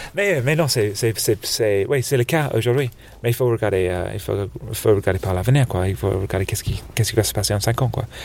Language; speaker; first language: French; non-native, fluent; English